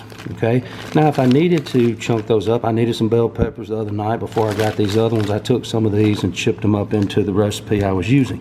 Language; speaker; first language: English; native; English